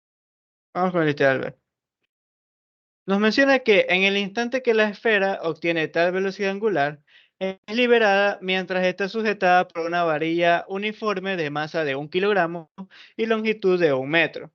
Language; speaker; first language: Spanish; native; Spanish